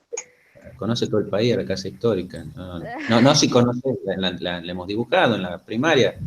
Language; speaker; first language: Spanish; native; Spanish